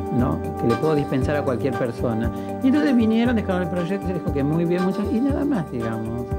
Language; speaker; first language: Spanish; native; Spanish